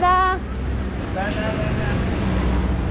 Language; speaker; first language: Spanish; non-native, learner; Filipino